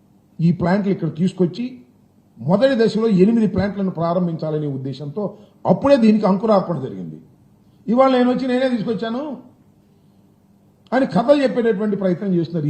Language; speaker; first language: Telugu; native; Telugu